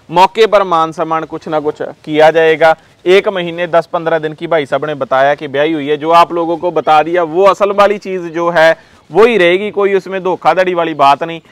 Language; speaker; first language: Hindi; non-native, local second language; Punjabi